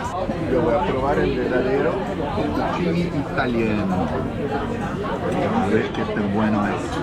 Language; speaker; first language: Spanish; non-native, fluent; Portuguese